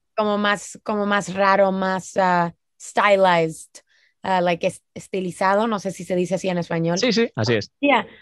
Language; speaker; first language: Spanish; early bilingual, heritage; Spanish